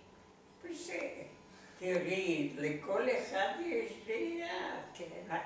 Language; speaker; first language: Hebrew; non-native, learner; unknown